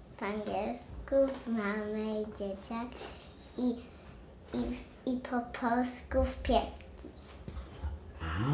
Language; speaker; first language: Polish; early bilingual, heritage; Polish